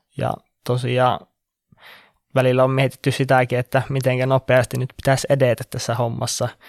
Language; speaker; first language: Finnish; native; Finnish